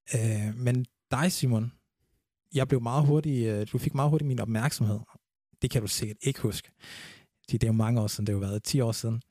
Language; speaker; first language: Danish; early bilingual, other home language; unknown